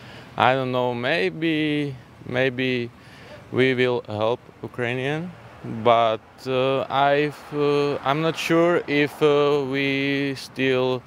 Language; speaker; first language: English; non-native, learner; Slovak